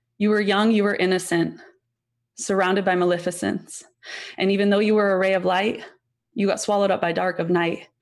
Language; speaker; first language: English; native; English